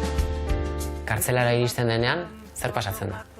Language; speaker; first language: Basque; native; Basque